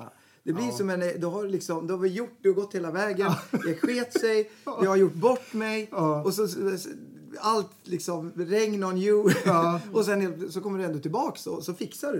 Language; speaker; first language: Swedish; native; Swedish